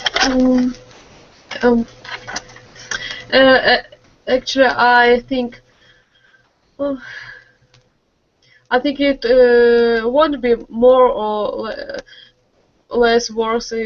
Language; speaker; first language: English; non-native, learner; Russian